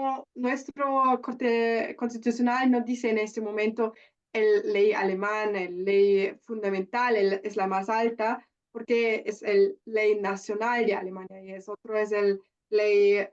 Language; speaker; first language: Spanish; non-native, learner; German